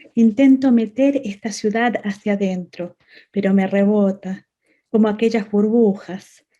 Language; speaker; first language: Spanish; native; Spanish